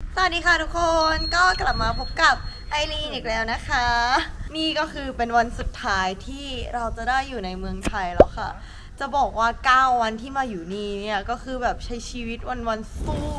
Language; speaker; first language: Thai; non-native, fluent; Korean